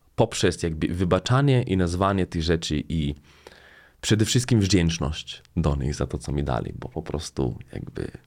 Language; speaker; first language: Polish; non-native, fluent; Slovenian